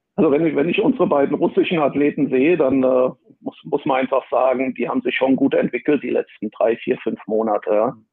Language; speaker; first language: German; native; German